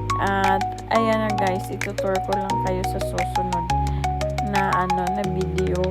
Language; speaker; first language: Filipino; non-native, local second language; Hiligaynon